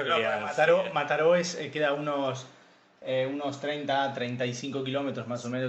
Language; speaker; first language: Spanish; native; Spanish